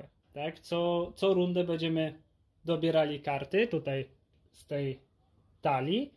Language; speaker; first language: Polish; native; Polish